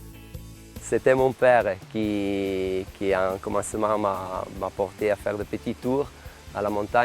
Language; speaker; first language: French; non-native, local second language; Italian